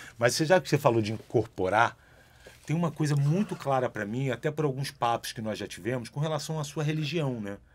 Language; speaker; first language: Portuguese; native; Portuguese